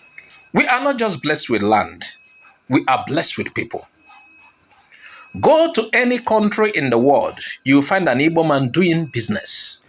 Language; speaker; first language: English; non-native, local second language; Igbo